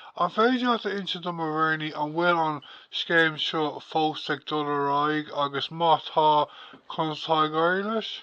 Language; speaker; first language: Irish; non-native, local second language; English